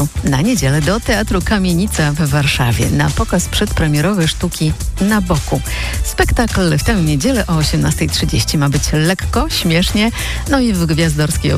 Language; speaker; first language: Polish; native; Polish